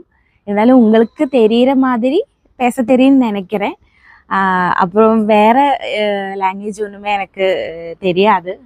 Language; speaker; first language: Tamil; non-native, learner; Malayalam